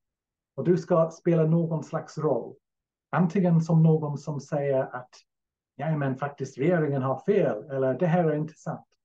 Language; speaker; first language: Swedish; non-native, fluent; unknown